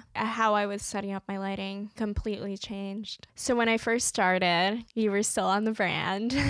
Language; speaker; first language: English; native; English